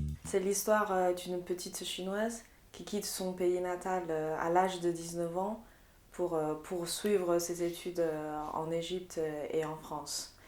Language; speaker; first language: French; non-native, fluent; Chinese